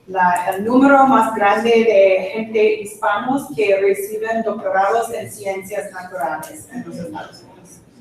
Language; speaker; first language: Spanish; non-native, fluent; English